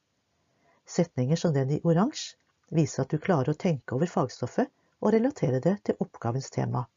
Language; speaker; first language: Norwegian; native; Norwegian